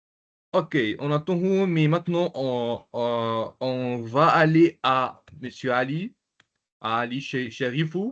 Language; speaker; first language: French; non-native, local second language; Arabic